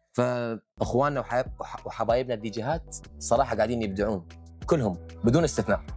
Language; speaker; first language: Arabic; native; Arabic